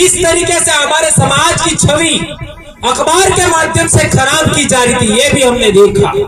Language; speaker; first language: Hindi; non-native, local second language; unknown